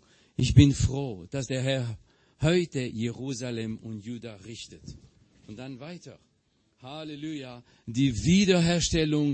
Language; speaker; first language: German; non-native, fluent; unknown